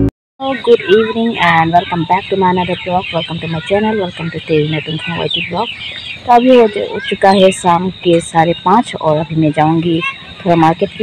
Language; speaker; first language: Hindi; non-native, local second language; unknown